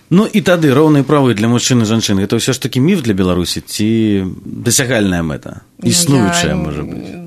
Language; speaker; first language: Belarusian; native; Belarusian